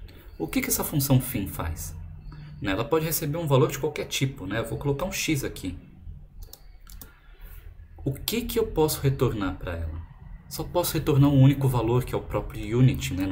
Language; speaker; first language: Portuguese; native; Portuguese